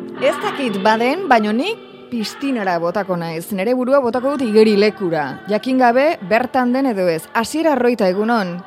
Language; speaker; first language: Basque; native; Basque